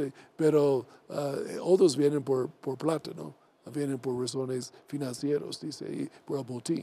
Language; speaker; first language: Spanish; non-native, learner; English